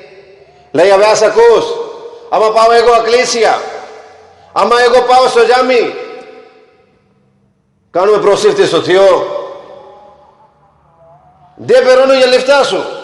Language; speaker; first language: Greek; non-native, learner; Punjabi